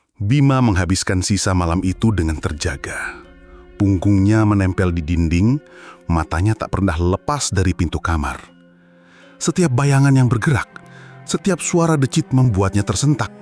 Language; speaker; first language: Indonesian; native; Indonesian